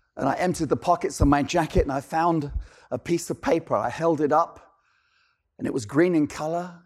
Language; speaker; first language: English; native; English